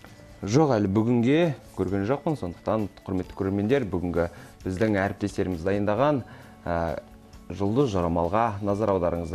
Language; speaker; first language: Kazakh; native; Kazakh